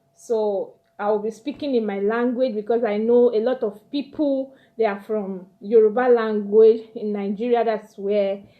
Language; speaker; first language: English; non-native, local second language; Yoruba